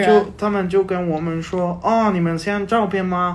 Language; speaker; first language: Chinese; non-native, learner; Spanish